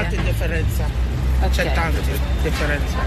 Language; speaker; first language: Italian; non-native, learner; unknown